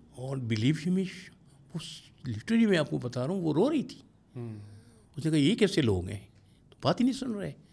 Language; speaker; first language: Urdu; non-native, local second language; Pashto